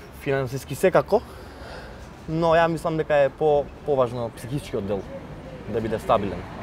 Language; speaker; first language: Macedonian; non-native, local second language; Albanian